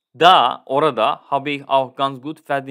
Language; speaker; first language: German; non-native, fluent; Turkish